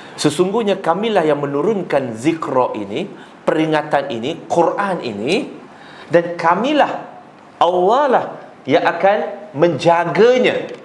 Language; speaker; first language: Malay; non-native, local second language; Chinese